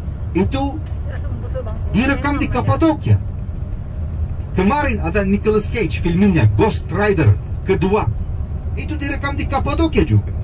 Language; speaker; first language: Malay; non-native, fluent; Turkish